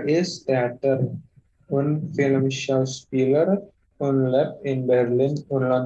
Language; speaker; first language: German; non-native, learner; Indonesian